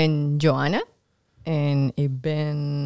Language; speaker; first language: Dutch; non-native, learner; Spanish